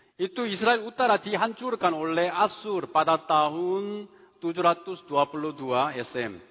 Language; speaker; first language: Indonesian; non-native, fluent; Korean